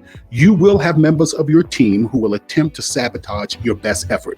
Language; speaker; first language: English; native; English